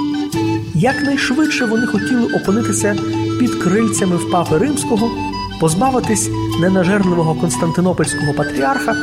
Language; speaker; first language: Ukrainian; native; Ukrainian